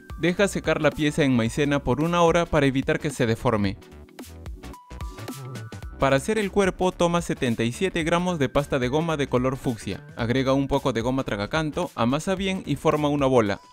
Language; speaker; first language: Spanish; native; Spanish